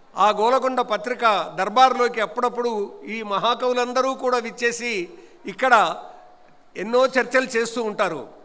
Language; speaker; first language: Telugu; native; Telugu